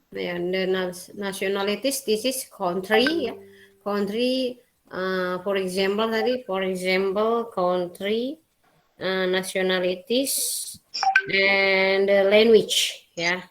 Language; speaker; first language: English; non-native, learner; Indonesian